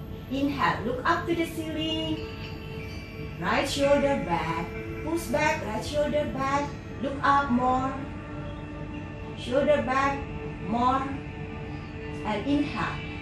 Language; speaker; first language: English; non-native, learner; Indonesian